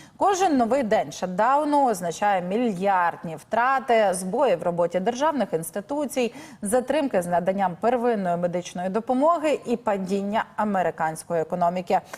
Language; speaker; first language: Ukrainian; native; Ukrainian